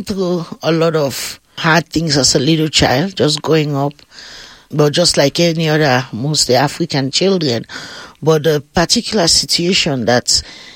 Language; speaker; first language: English; non-native, local second language; Krio